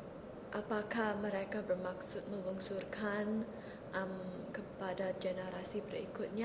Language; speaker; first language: Indonesian; early bilingual, heritage; Indonesian